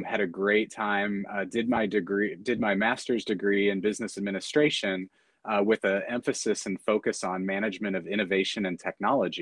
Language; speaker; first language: English; native; English